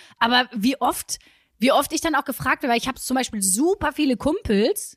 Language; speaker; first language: German; native; German